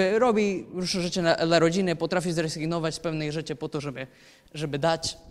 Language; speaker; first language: Polish; non-native, fluent; Spanish